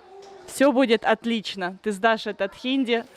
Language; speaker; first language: Russian; native; Russian